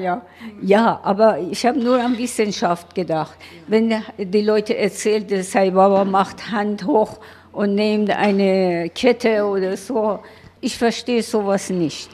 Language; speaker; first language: German; non-native, learner; Persian